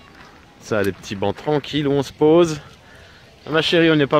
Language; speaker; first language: French; native; French